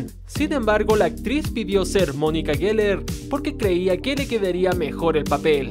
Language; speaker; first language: Spanish; native; Spanish